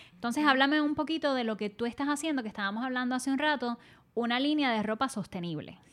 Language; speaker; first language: Spanish; native; Spanish